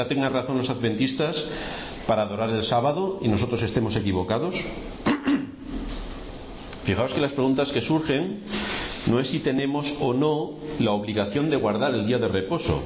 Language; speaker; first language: Spanish; native; Spanish